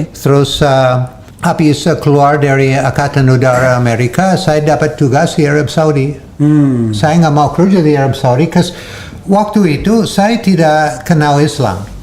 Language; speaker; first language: Indonesian; non-native, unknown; English